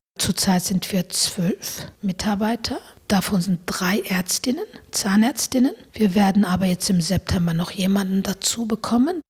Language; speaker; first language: German; non-native, fluent; Turkish